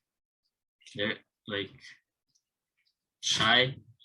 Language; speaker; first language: English; non-native, learner; Japanese